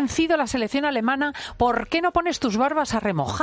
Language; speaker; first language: Spanish; native; Spanish